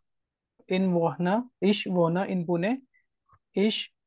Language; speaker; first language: German; non-native, learner; Marathi